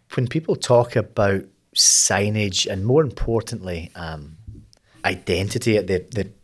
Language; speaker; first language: English; native; English